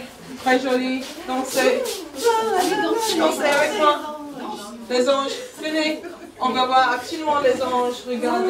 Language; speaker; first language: French; non-native, fluent; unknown